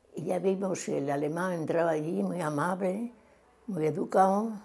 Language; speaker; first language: Spanish; native; Spanish